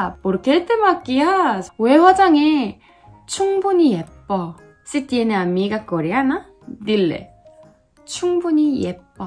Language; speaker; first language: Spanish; non-native, learner; Korean